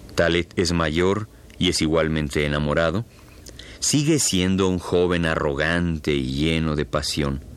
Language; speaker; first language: Spanish; native; Spanish